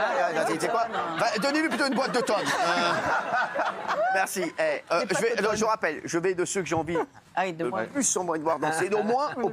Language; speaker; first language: French; native; French